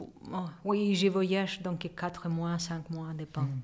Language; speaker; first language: French; non-native, learner; Spanish